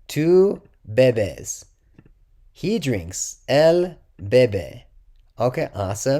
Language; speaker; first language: Spanish; non-native, learner; English